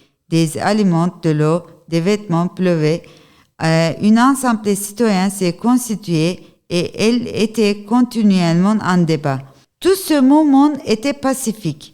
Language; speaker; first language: French; non-native, learner; Turkish